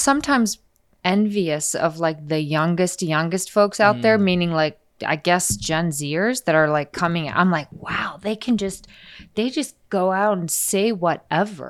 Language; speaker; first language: English; early bilingual, other home language; Icelandic